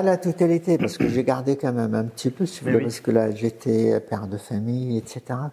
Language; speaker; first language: French; non-native, fluent; Arabic